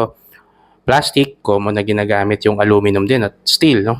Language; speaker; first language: Filipino; native; Filipino